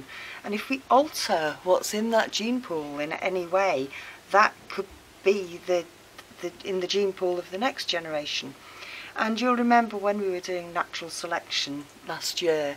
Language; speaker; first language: English; native; English